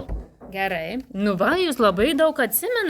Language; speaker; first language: Lithuanian; native; Lithuanian